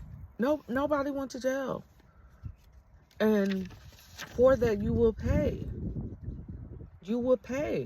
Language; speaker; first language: English; native; English